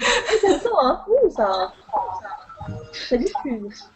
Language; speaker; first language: French; native; French